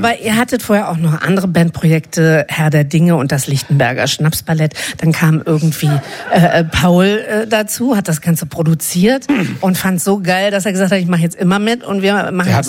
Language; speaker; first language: German; native; German